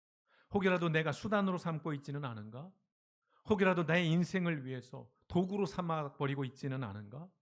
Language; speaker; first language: Korean; native; Korean